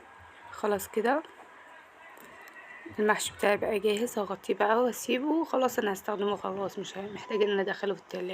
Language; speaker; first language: Arabic; native; Arabic